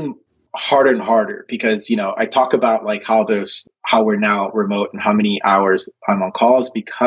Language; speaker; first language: English; early bilingual, other home language; Spanish